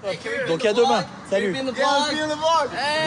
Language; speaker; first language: French; native; French